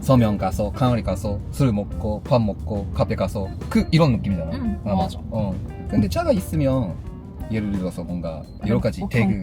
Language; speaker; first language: Korean; non-native, learner; Japanese